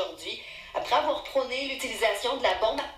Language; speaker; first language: French; native; French